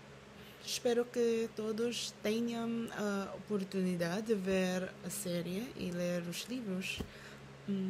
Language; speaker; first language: Portuguese; non-native, learner; Filipino